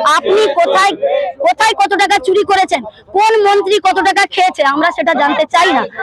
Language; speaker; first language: Bangla; native; Bangla